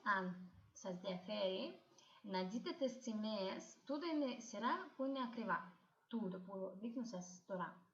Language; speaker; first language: Greek; non-native, fluent; Ukrainian